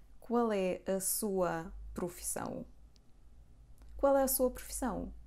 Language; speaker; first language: Portuguese; non-native, fluent; Serbian